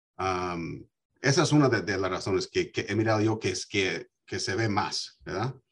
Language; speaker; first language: Spanish; early bilingual, heritage; Spanish